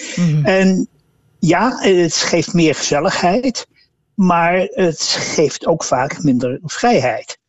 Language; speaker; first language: Dutch; native; Dutch